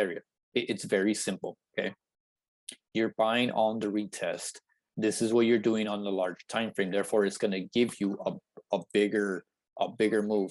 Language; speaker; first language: English; native; English